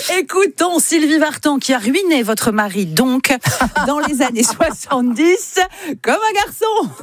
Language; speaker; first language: French; native; French